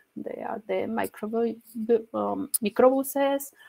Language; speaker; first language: English; non-native, learner; Spanish